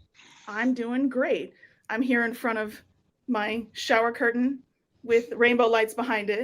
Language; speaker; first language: English; native; English